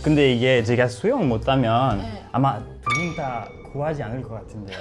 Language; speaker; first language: Korean; non-native, fluent; French